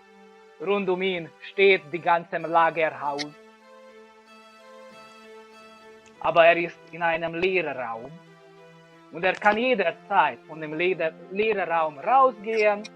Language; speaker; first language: German; non-native, learner; Hungarian